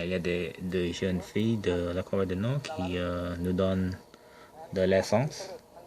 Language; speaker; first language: French; non-native, local second language; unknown